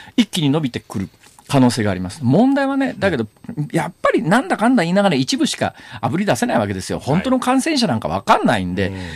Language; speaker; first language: Japanese; native; Japanese